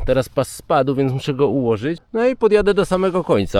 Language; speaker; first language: Polish; native; Polish